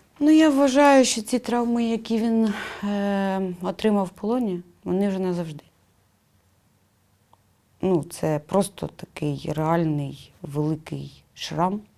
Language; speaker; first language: Ukrainian; native; Ukrainian